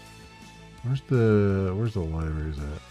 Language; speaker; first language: English; native; English